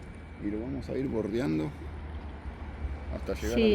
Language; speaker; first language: Spanish; native; Spanish